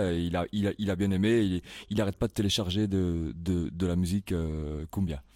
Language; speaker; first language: French; native; French